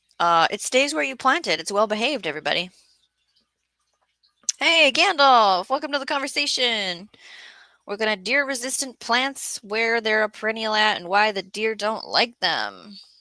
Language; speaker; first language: English; native; English